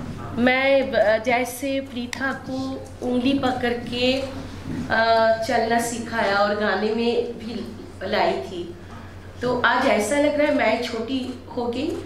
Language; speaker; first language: Hindi; non-native, local second language; Bangla